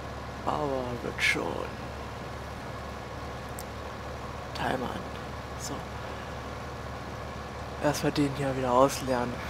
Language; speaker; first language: German; native; German